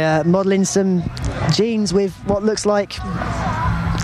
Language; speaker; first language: English; native; English